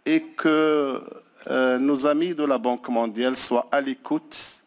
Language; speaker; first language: French; non-native, local second language; Arabic